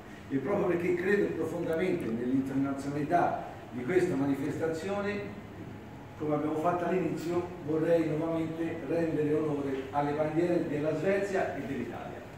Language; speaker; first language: Italian; native; Italian